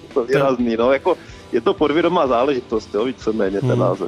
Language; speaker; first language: Czech; native; Czech